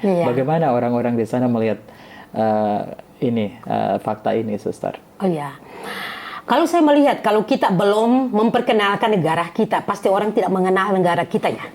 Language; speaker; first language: Indonesian; non-native, fluent; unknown